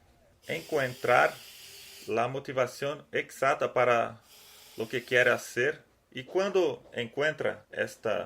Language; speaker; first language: Spanish; non-native, learner; Portuguese